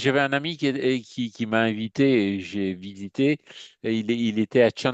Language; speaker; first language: French; native; French